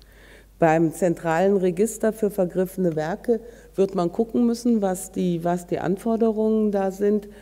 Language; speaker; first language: German; native; German